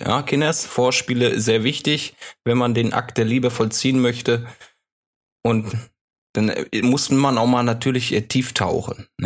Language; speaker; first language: German; native; German